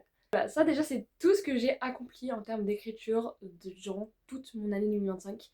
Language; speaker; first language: French; native; French